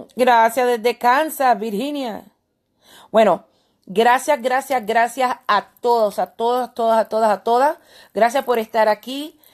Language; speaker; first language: Spanish; native; Spanish